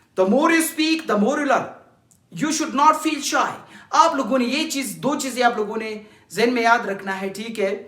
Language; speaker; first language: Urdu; non-native, local second language; Pashto